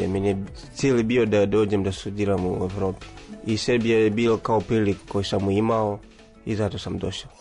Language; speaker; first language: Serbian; non-native, learner; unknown